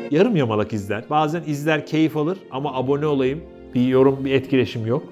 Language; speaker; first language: Turkish; native; Turkish